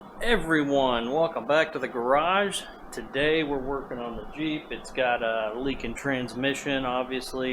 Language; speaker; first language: English; native; English